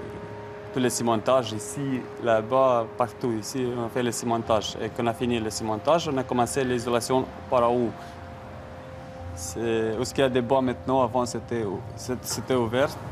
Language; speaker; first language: French; non-native, learner; Ukrainian